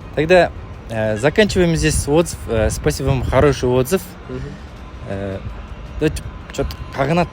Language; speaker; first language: Russian; non-native, local second language; Kazakh